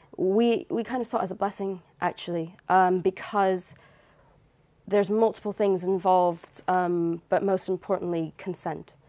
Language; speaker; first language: English; native; English